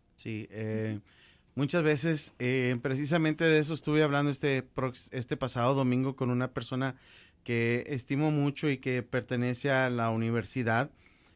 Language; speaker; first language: Spanish; native; Spanish